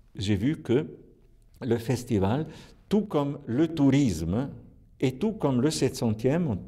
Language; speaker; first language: French; non-native, local second language; Italian